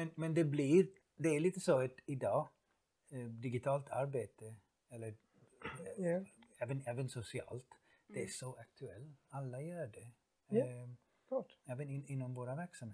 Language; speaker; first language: Swedish; non-native, fluent; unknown